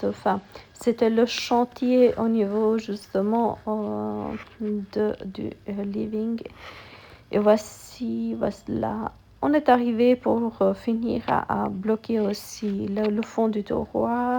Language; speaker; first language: French; non-native, fluent; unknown